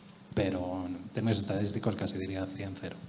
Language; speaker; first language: Spanish; native; Spanish